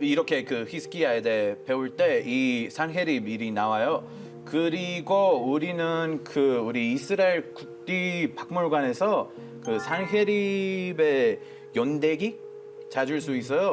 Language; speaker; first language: Korean; non-native, fluent; Hebrew